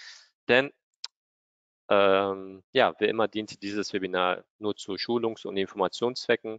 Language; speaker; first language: German; native; German